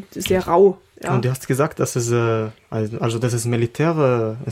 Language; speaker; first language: German; non-native, learner; Arabic